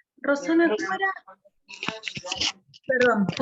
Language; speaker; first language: Spanish; native; Spanish